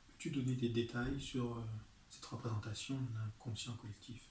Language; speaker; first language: French; native; French